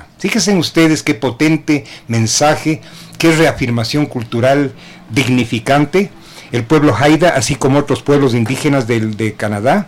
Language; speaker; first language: Spanish; native; Spanish